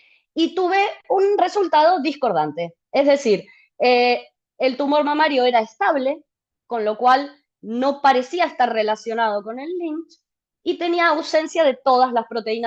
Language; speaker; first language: Spanish; native; Spanish